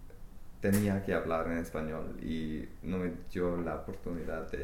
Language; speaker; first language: Spanish; non-native, fluent; English